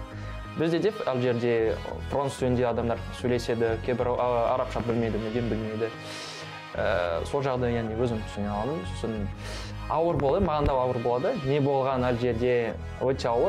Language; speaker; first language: Kazakh; non-native, learner; French